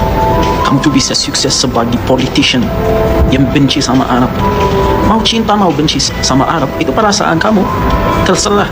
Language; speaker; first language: Indonesian; non-native, fluent; Arabic